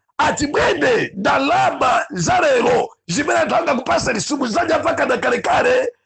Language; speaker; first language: Nyanja; native; Nyanja